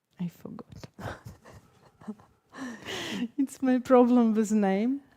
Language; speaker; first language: English; non-native, fluent; Ukrainian